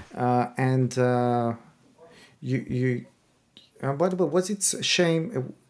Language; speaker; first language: English; non-native, fluent; Persian